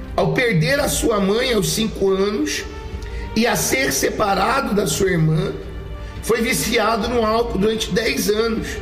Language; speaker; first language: Portuguese; native; Portuguese